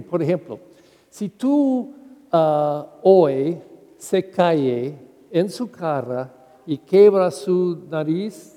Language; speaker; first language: Spanish; non-native, learner; English